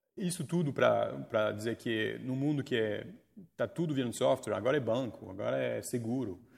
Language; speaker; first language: Portuguese; non-native, fluent; French